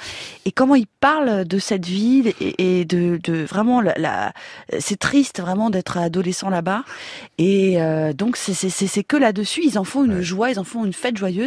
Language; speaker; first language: French; native; French